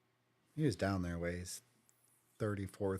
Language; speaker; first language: English; native; English